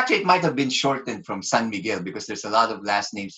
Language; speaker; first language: English; non-native, local second language; Filipino